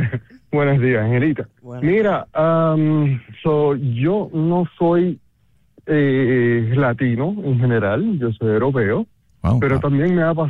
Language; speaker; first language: Spanish; non-native, fluent; Papiamento